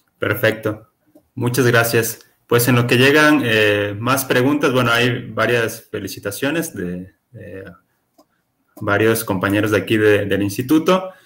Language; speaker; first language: Spanish; native; Spanish